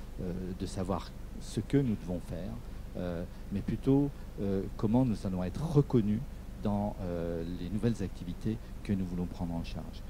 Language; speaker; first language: French; native; French